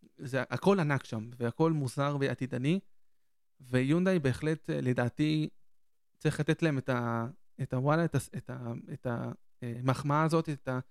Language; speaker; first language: Hebrew; native; Hebrew